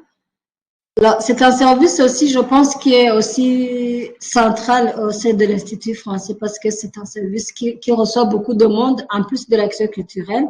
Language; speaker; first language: French; non-native, local second language; Rundi